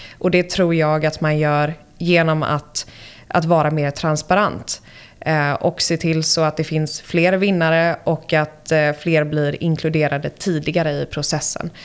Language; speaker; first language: Swedish; native; Swedish